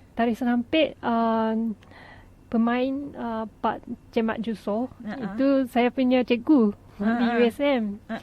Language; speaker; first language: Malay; non-native, fluent; Japanese